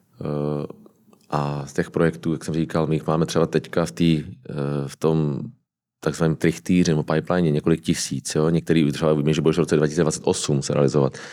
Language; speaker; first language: Czech; native; Czech